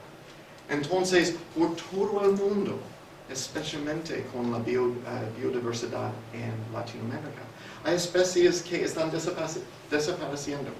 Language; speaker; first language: Spanish; non-native, fluent; English